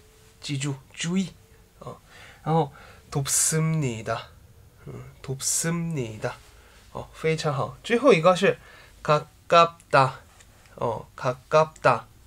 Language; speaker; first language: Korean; non-native, fluent; Chinese